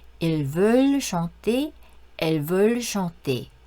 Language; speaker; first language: French; non-native, fluent; Korean